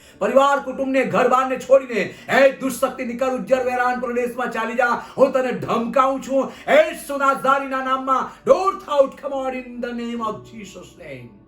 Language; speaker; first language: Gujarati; non-native, local second language; Gamit